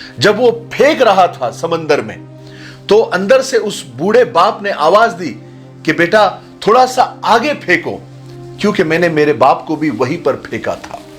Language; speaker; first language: Urdu; native; Urdu